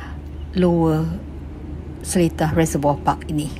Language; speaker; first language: Malay; native; Malay